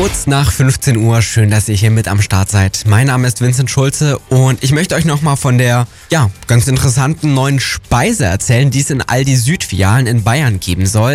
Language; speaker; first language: German; native; German